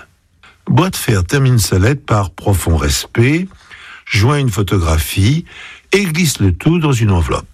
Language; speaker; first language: French; native; French